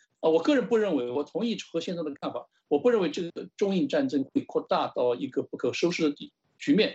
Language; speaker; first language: Chinese; native; Chinese